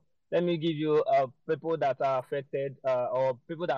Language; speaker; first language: English; non-native, local second language; Igbo